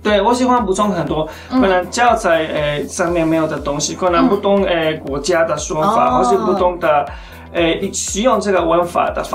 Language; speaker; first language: Chinese; non-native, fluent; Spanish